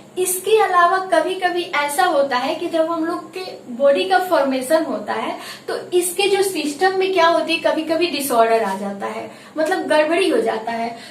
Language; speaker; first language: Hindi; native; Hindi